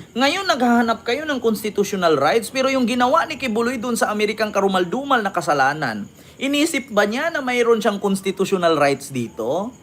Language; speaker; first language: Filipino; native; Filipino